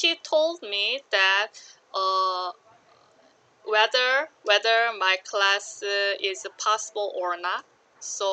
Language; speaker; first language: English; non-native, learner; Korean